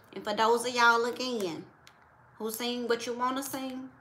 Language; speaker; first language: English; native; English